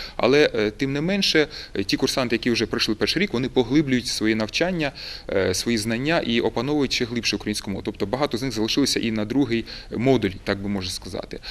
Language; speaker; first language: Ukrainian; native; Ukrainian